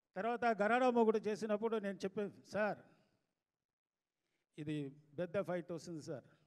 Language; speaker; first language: Telugu; non-native, fluent; Tamil